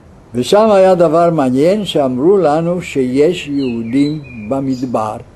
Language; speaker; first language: Hebrew; non-native, fluent; Yiddish